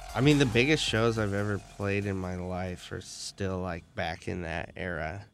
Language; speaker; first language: English; native; English